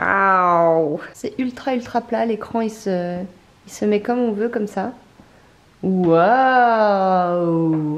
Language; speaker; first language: French; native; French